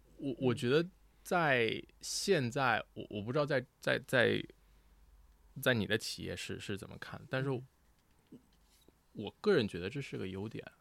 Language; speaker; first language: Chinese; early bilingual, heritage; Chinese